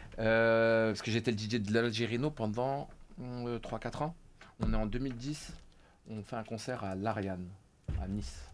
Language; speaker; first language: French; native; French